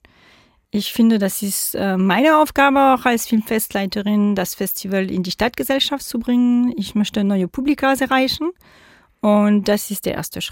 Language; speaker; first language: German; non-native, fluent; French